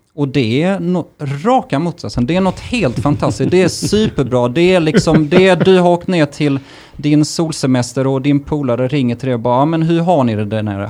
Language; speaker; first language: Swedish; early bilingual, other home language; Russian